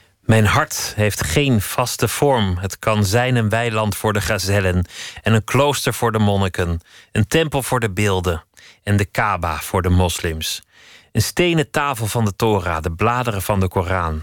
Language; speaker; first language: Dutch; native; Dutch